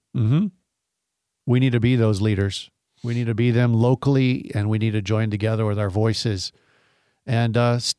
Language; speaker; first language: English; native; English